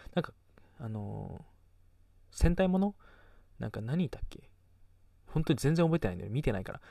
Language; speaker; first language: Japanese; native; Japanese